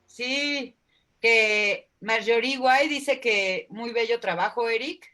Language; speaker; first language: Spanish; native; Spanish